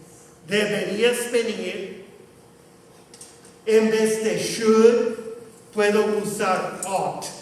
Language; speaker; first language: Spanish; non-native, fluent; English